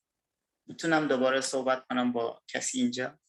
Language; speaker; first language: Persian; non-native, fluent; Indonesian